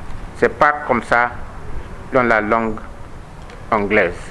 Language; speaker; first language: French; non-native, learner; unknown